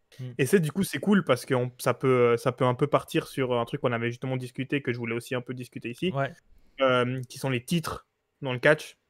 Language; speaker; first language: French; early bilingual, other home language; Portuguese